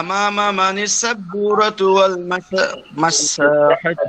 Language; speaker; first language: Arabic; non-native, learner; Bangla